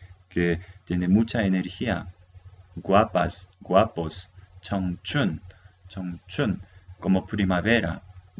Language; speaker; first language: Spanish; non-native, fluent; Korean